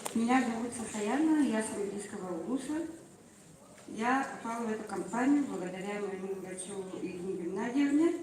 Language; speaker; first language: Russian; non-native, local second language; Yakut